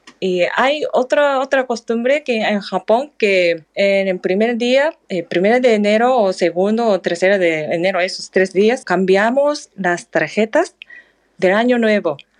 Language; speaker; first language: Spanish; non-native, fluent; Japanese